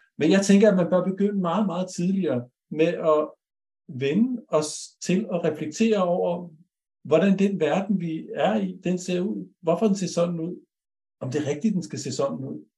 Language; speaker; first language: Danish; native; Danish